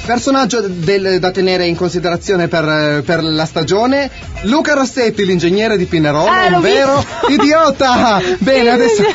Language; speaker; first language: Italian; native; Italian